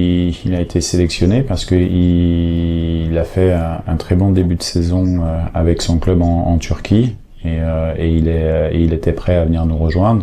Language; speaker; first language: French; native; French